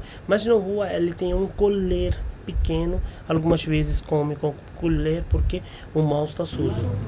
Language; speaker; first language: Portuguese; non-native, learner; Hindi